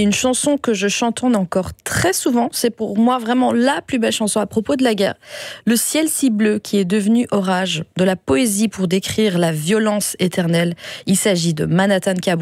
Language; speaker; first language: French; native; French